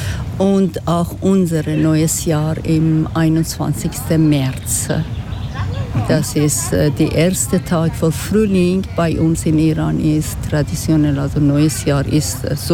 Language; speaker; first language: German; non-native, learner; Persian